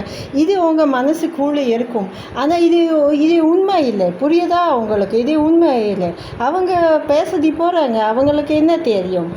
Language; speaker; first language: Tamil; non-native, learner; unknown